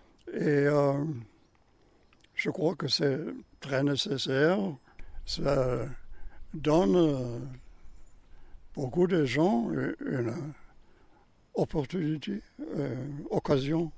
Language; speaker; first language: French; non-native, learner; German